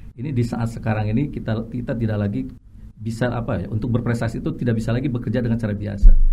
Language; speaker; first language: Indonesian; native; Indonesian